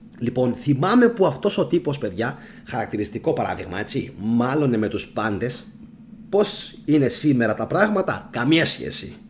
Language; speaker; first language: Greek; early bilingual, heritage; Greek